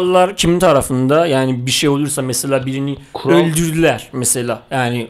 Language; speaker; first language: Turkish; non-native, fluent; Persian